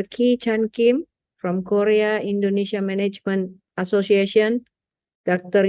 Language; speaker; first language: English; non-native, fluent; Indonesian